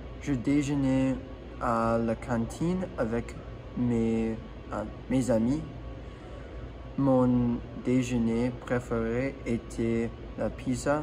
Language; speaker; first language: French; non-native, learner; English